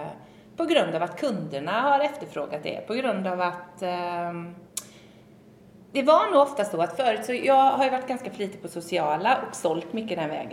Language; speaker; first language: Swedish; native; Swedish